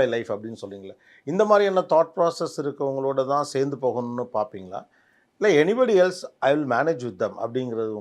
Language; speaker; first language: Tamil; native; Tamil